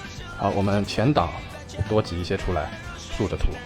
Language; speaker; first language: Chinese; native; Chinese